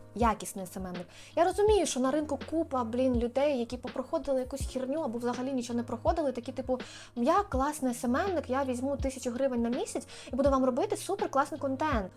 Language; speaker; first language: Ukrainian; native; Ukrainian